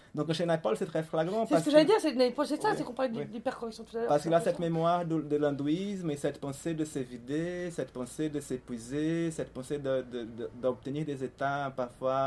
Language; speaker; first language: French; non-native, fluent; Portuguese